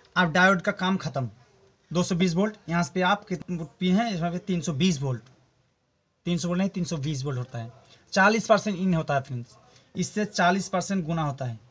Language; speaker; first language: Hindi; non-native, local second language; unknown